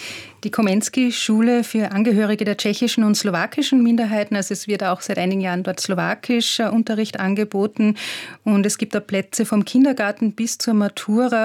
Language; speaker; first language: German; native; German